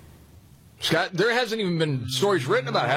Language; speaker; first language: English; native; English